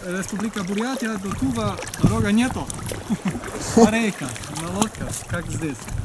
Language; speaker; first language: Russian; non-native, learner; German